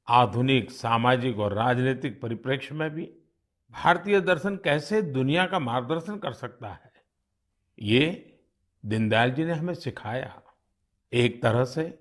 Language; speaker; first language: Hindi; non-native, local second language; Gujarati